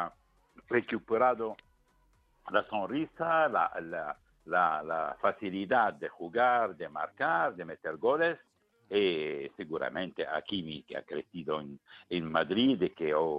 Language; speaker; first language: Spanish; non-native, fluent; Arabic